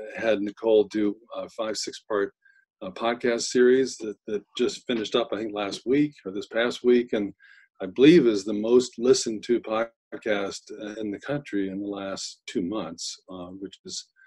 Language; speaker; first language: English; native; English